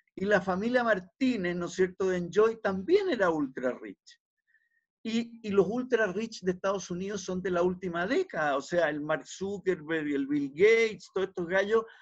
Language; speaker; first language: Spanish; native; Spanish